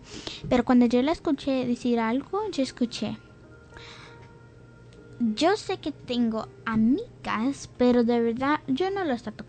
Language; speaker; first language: Spanish; early bilingual, heritage; English